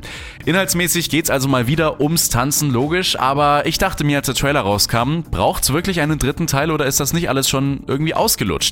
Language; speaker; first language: German; native; German